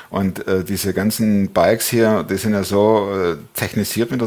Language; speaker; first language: German; native; German